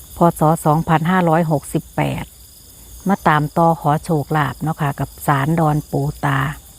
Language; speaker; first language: Thai; native; Thai